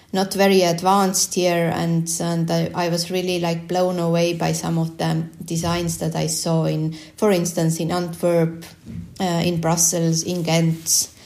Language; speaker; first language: English; non-native, fluent; Estonian